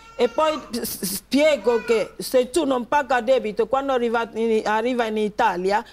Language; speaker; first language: Italian; non-native, fluent; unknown